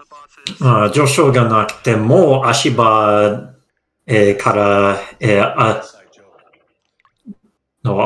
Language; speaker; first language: Japanese; non-native, learner; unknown